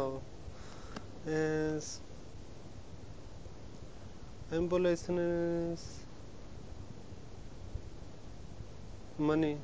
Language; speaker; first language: English; non-native, learner; Punjabi